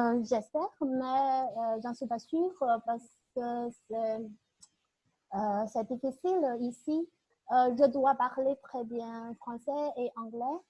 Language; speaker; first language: French; non-native, learner; Chinese